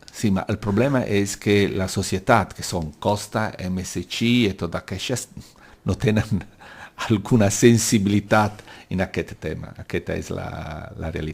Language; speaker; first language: Catalan; non-native, local second language; Italian